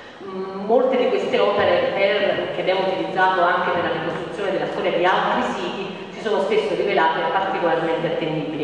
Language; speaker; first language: Italian; native; Italian